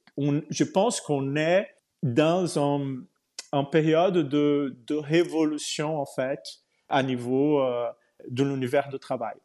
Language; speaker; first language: French; non-native, fluent; Portuguese